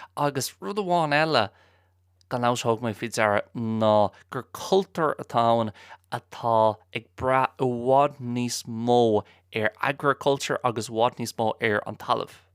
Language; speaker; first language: Irish; non-native, local second language; English